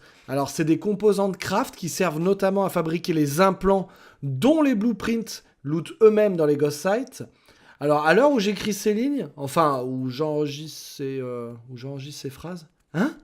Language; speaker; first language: French; native; French